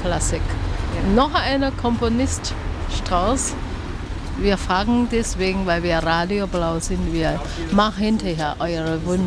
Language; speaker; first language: German; non-native, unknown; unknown